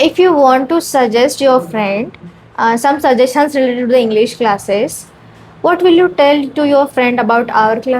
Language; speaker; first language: English; non-native, learner; Marathi